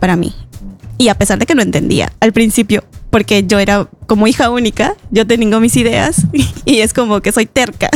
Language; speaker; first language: Spanish; native; Spanish